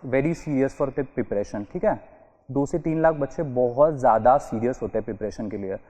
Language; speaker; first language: Hindi; non-native, fluent; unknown